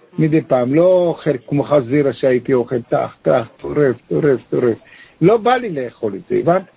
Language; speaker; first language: Hebrew; native; Hebrew